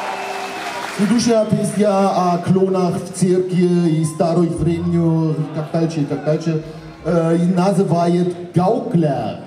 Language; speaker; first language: Russian; non-native, learner; German